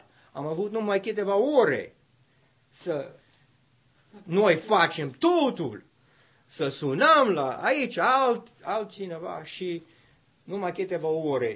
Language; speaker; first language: Romanian; non-native, learner; English